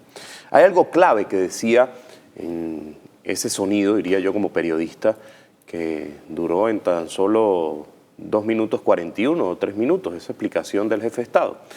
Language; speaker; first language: Spanish; native; Spanish